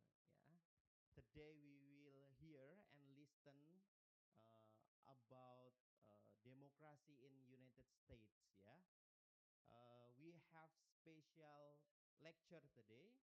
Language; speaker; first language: English; non-native, local second language; Indonesian